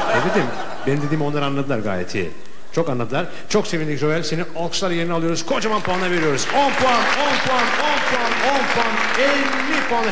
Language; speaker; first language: Turkish; native; Turkish